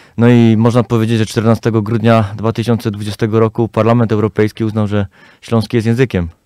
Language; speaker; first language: Polish; native; Polish